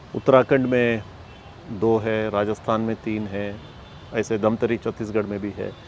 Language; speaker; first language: Hindi; non-native, local second language; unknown